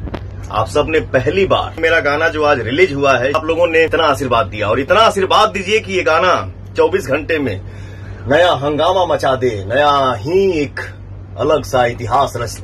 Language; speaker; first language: Hindi; non-native, local second language; Bhojpuri